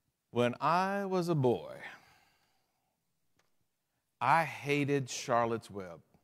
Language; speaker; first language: English; native; English